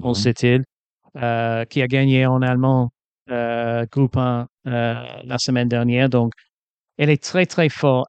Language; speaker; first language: French; non-native, fluent; English